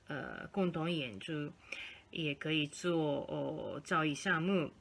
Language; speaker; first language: Chinese; non-native, fluent; Japanese